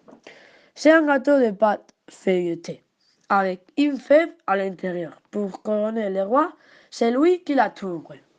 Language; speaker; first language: French; non-native, learner; Spanish